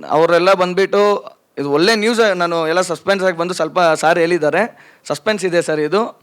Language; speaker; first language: Kannada; non-native, local second language; Lambadi